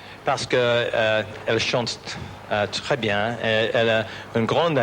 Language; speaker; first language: French; non-native, learner; English